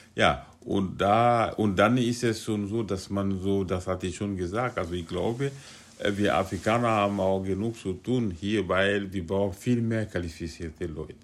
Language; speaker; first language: German; non-native, fluent; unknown